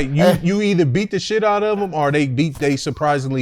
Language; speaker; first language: English; native; English